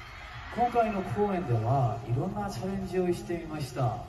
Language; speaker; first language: Japanese; non-native, learner; Korean